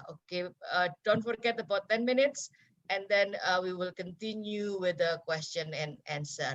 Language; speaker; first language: English; non-native, fluent; Indonesian